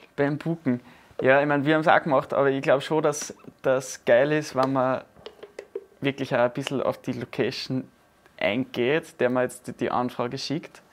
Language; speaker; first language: German; native; German